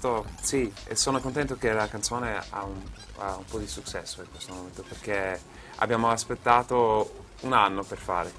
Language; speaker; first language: Italian; non-native, fluent; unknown